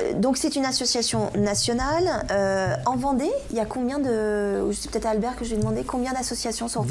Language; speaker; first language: French; native; French